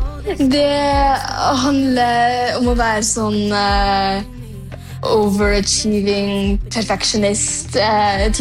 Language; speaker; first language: Norwegian; early bilingual, heritage; English